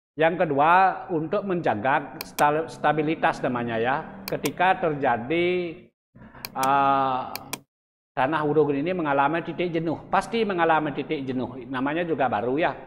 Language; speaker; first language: Indonesian; non-native, local second language; Balinese